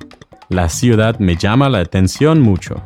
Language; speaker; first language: Spanish; non-native, fluent; English